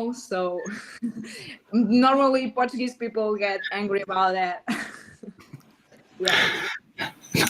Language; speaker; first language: English; non-native, learner; Portuguese